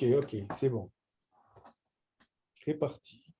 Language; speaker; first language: French; non-native, fluent; Portuguese